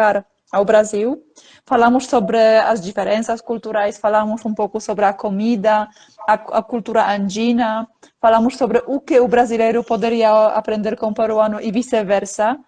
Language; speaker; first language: Portuguese; non-native, fluent; Polish